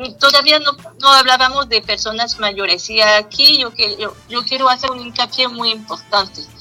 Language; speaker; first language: Spanish; non-native, fluent; French